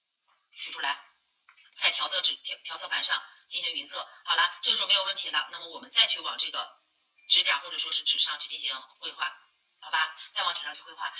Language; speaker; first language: Chinese; native; Chinese